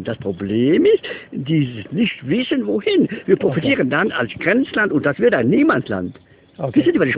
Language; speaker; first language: German; non-native, local second language; Luxembourgish